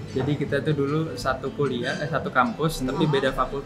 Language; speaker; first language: Indonesian; native; Indonesian